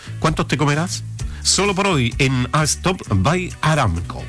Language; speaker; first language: Spanish; native; Spanish